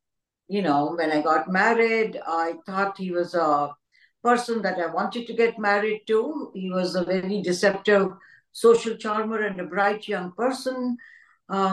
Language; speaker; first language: English; non-native, local second language; Hindi